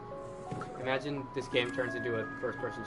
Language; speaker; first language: English; native; English